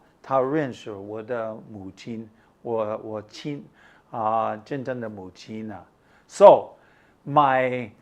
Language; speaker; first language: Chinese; non-native, fluent; English